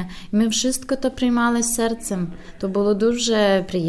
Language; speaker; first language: Polish; non-native, learner; Ukrainian